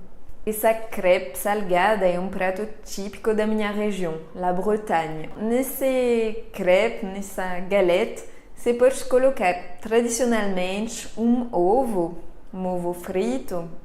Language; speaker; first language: Portuguese; non-native, fluent; French